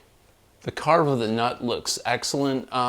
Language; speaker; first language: English; native; English